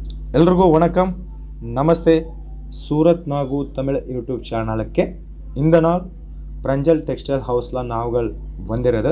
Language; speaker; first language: Tamil; non-native, learner; Kannada